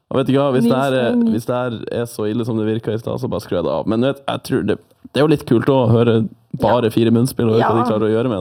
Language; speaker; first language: Norwegian; native; Norwegian